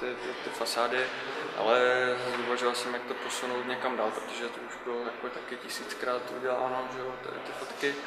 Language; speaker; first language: Czech; native; Czech